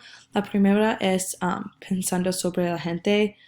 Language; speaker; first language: Spanish; non-native, learner; English